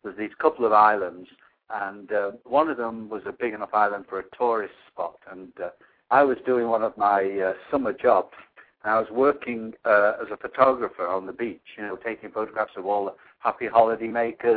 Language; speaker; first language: English; native; English